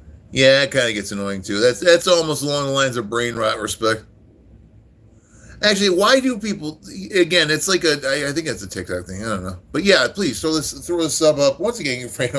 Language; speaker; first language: English; native; English